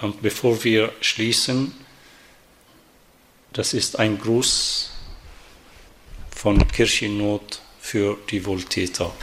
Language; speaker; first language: German; non-native, fluent; Arabic